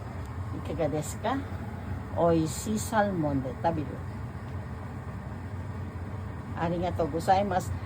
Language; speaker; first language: Japanese; non-native, learner; Filipino